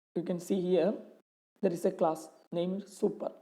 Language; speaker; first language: English; non-native, local second language; Malayalam